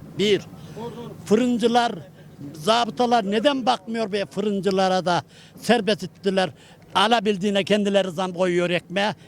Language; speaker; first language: Turkish; native; Turkish